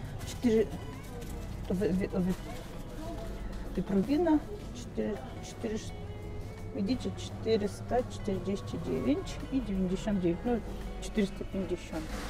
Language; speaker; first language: Polish; non-native, fluent; Russian